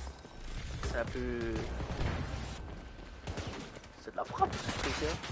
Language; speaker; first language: French; native; French